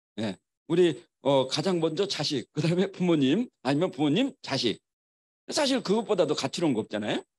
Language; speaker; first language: Korean; native; Korean